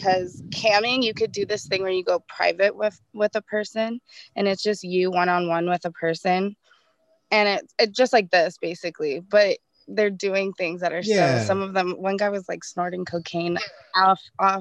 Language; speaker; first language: English; native; English